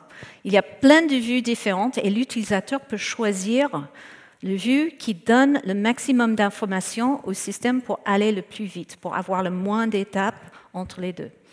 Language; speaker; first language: French; non-native, fluent; English